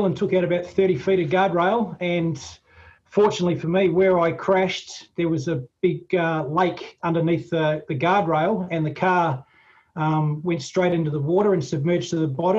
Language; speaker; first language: English; native; English